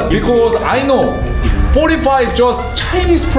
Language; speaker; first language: English; non-native, learner; Korean